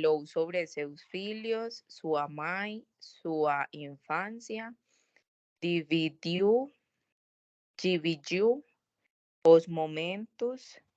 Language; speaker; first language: Portuguese; non-native, learner; Spanish